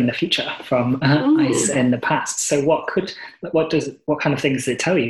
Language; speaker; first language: English; native; English